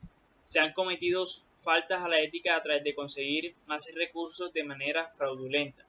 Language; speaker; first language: Spanish; native; Spanish